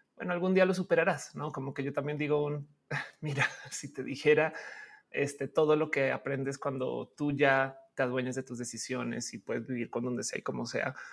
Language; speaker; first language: Spanish; native; Spanish